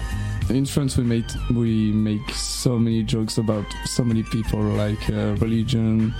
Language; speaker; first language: English; non-native, learner; French